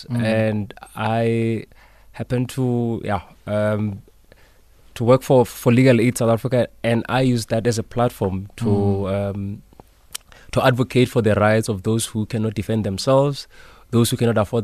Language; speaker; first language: English; non-native, local second language; Southern Sotho